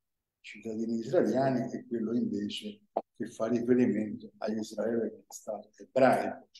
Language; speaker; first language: Italian; native; Italian